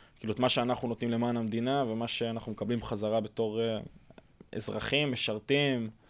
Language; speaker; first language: Hebrew; early bilingual, other home language; English